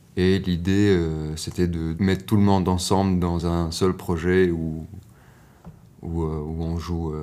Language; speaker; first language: French; non-native, local second language; Arabic